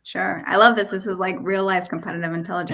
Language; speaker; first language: English; native; English